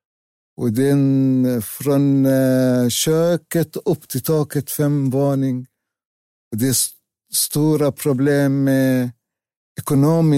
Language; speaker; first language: Swedish; non-native, learner; Arabic